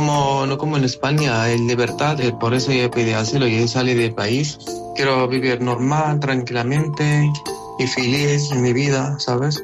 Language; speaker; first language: Spanish; non-native, learner; Arabic